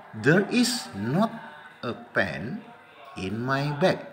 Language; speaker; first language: English; non-native, fluent; Indonesian